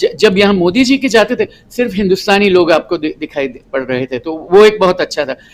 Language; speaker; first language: Hindi; non-native, local second language; Gujarati